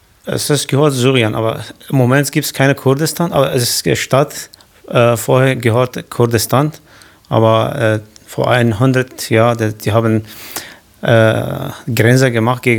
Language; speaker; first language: German; non-native, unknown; Kurdish